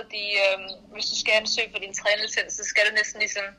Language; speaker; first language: Danish; native; Danish